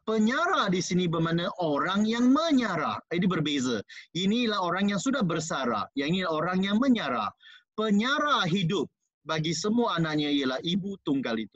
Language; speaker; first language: Malay; non-native, local second language; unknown